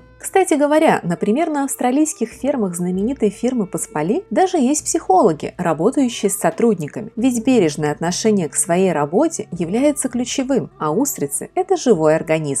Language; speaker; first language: Russian; native; Russian